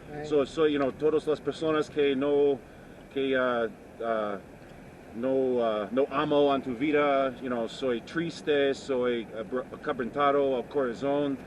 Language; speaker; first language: Spanish; non-native, learner; English